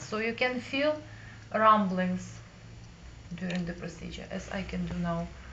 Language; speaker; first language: English; non-native, fluent; Ukrainian